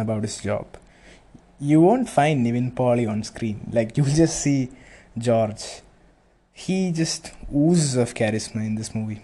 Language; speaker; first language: English; non-native, local second language; Malayalam